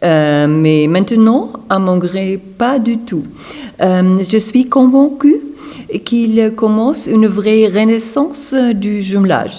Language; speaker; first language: French; non-native, fluent; German